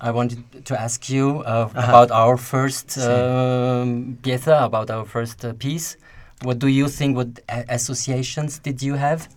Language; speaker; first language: English; non-native, fluent; German